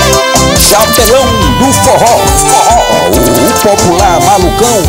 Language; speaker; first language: Portuguese; native; Portuguese